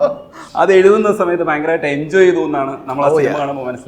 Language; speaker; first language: Malayalam; native; Malayalam